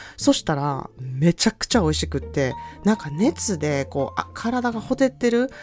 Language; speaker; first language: Japanese; native; Japanese